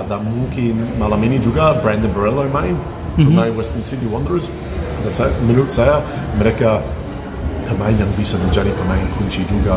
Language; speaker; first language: Indonesian; non-native, fluent; English